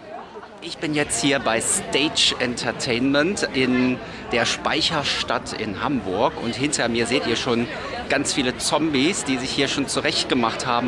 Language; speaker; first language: German; native; German